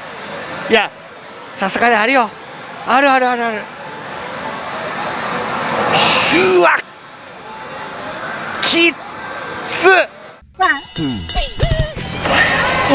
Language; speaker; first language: Japanese; native; Japanese